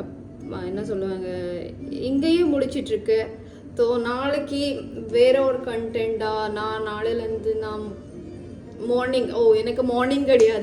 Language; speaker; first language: Tamil; early bilingual, heritage; Tamil